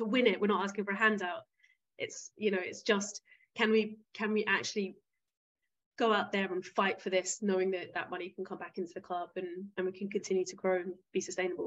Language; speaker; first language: English; native; English